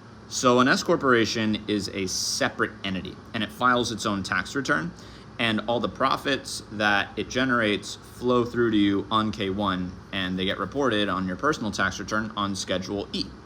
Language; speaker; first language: English; native; English